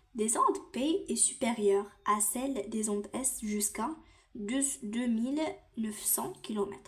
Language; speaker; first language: French; non-native, local second language; Arabic